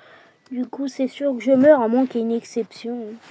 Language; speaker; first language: French; native; French